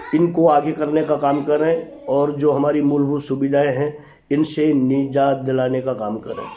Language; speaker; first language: Hindi; native; Hindi